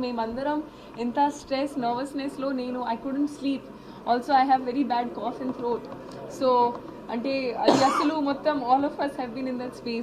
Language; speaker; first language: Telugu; non-native, local second language; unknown